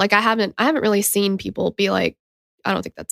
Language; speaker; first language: English; native; English